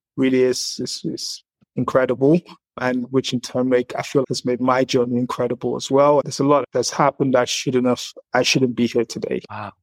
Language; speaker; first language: English; native; English